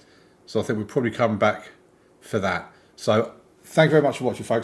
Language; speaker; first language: English; native; English